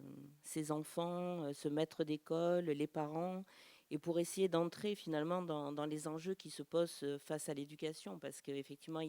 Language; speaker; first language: French; native; French